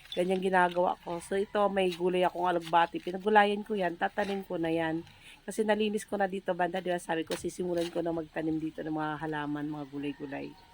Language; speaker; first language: Filipino; non-native, local second language; Cebuano